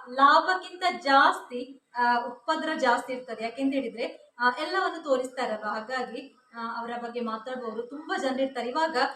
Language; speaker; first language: Kannada; non-native, local second language; Tulu